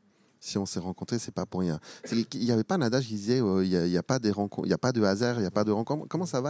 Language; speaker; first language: French; native; French